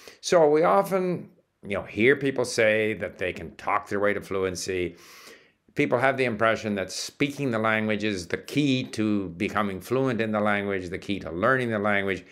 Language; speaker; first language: English; early bilingual, other home language; Czech